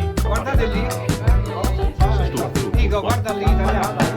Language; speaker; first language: Italian; non-native, learner; Spanish